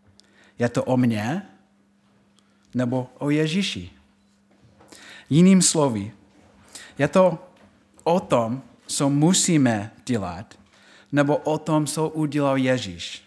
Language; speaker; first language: Czech; non-native, fluent; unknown